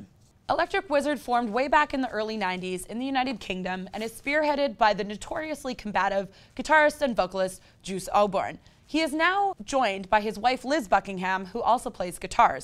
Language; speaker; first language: English; native; English